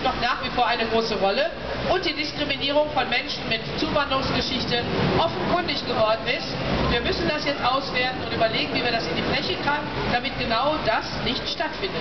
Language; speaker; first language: German; native; German